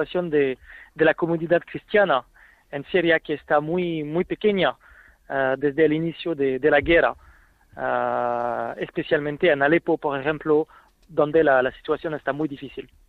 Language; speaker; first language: Spanish; non-native, fluent; French